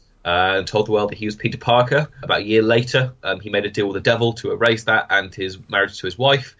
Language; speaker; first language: English; native; English